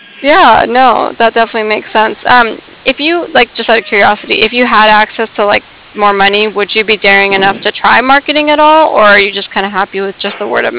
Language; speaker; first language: English; native; English